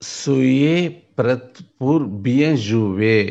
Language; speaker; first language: French; non-native, learner; Tamil